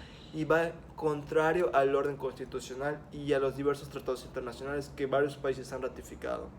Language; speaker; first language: Spanish; native; Spanish